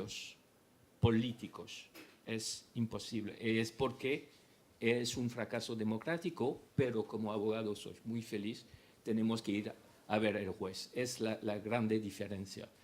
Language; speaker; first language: Spanish; non-native, fluent; French